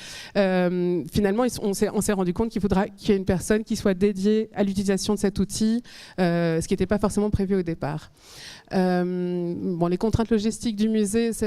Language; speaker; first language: French; native; French